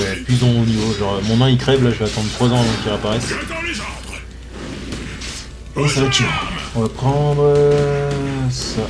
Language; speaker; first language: French; native; French